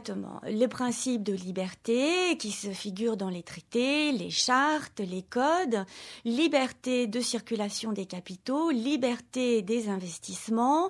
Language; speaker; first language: French; native; French